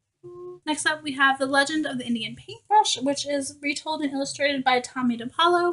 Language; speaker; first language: English; native; English